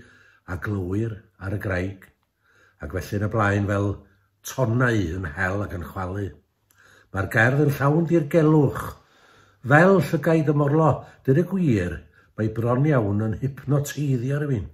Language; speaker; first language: Welsh; native; Welsh